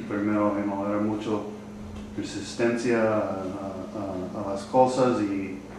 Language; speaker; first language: Spanish; non-native, learner; English